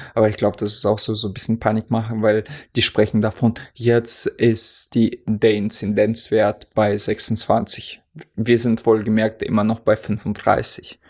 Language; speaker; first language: German; non-native, fluent; Russian